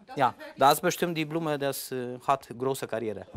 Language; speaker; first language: German; non-native, fluent; Polish